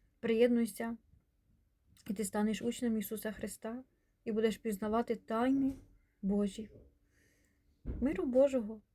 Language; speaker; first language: Ukrainian; non-native, local second language; Russian